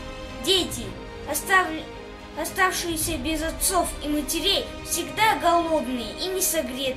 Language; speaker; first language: Russian; native; Russian